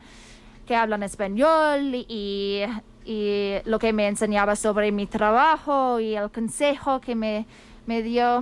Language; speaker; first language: Spanish; non-native, fluent; English